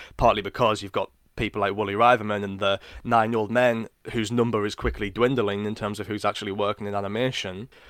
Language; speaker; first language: English; native; English